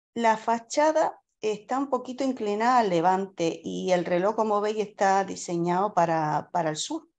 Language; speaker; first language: Spanish; native; Spanish